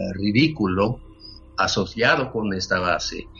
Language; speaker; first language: Spanish; non-native, fluent; Japanese